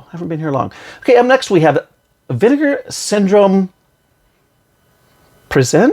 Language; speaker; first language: English; native; English